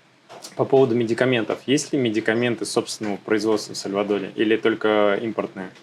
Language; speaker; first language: Russian; native; Russian